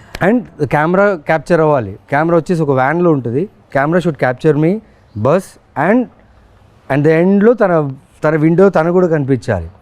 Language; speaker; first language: Telugu; native; Telugu